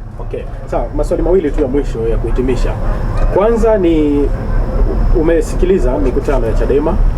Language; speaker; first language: Swahili; native; Swahili